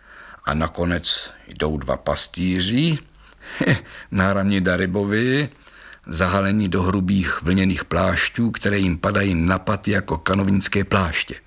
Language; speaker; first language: Czech; native; Czech